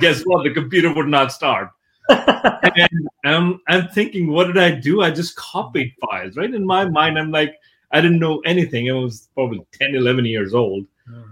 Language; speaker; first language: English; non-native, local second language; Urdu